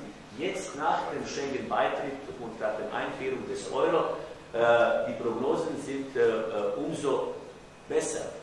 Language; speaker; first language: German; non-native, fluent; Croatian